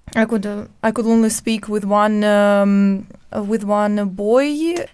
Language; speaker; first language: English; early bilingual, other home language; Ukrainian